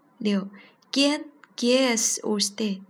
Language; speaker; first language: Spanish; non-native, learner; Chinese